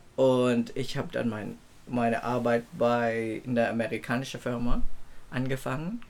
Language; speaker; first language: German; non-native, fluent; Filipino